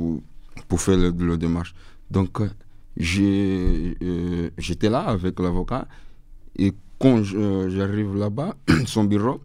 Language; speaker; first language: French; non-native, learner; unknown